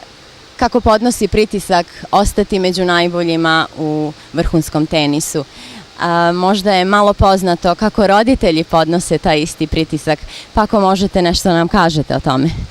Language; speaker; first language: Bosnian; native; Bosnian